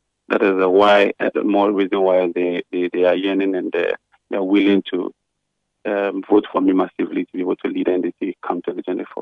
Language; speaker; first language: English; non-native, local second language; Ga